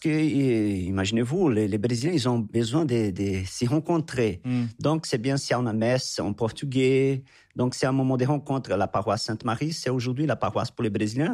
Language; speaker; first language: French; non-native, fluent; Portuguese